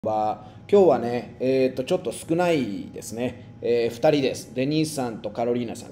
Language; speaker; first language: Japanese; non-native, fluent; Spanish